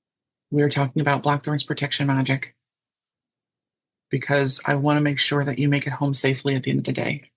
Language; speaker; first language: English; native; English